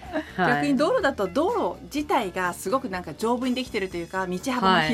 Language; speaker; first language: Japanese; native; Japanese